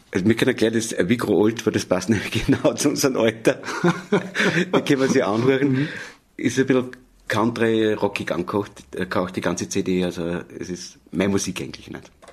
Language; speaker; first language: German; native; German